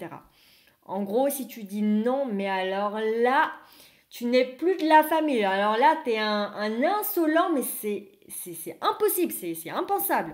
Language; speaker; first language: French; early bilingual, other home language; Vietnamese